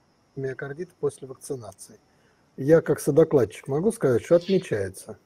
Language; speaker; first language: Russian; native; Russian